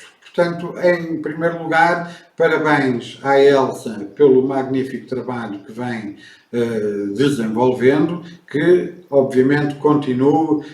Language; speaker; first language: Portuguese; native; Portuguese